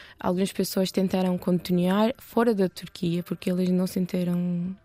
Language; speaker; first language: Portuguese; non-native, learner; Turkish